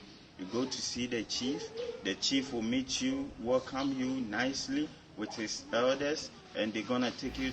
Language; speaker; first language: English; non-native, local second language; Akan